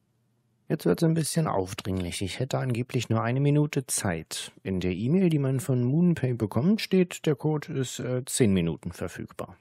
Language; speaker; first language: German; native; German